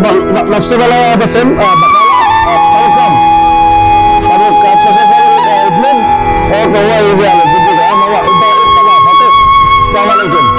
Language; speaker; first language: Arabic; non-native, learner; Bangla